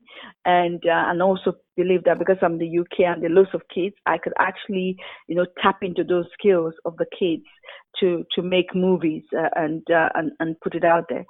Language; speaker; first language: English; non-native, local second language; Yoruba